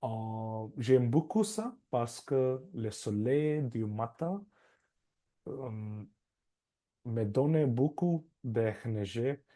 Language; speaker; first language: French; non-native, learner; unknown